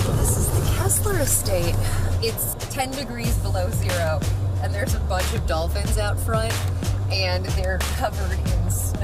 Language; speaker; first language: English; native; English